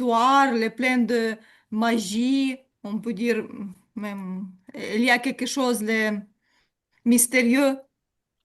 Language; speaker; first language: French; non-native, learner; Ukrainian